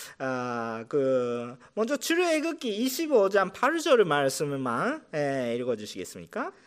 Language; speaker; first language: Korean; non-native, fluent; Japanese